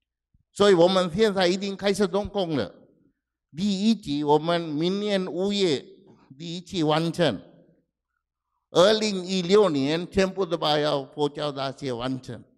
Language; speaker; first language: Chinese; non-native, fluent; Sinhala